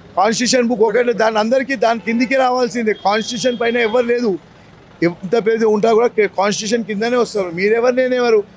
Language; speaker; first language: Telugu; non-native, local second language; Gujarati